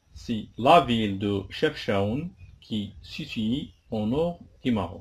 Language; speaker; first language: French; non-native, local second language; Arabic